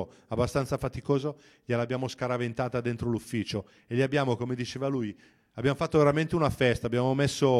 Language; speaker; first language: Italian; native; Italian